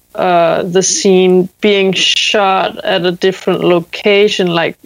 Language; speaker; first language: English; non-native, fluent; Danish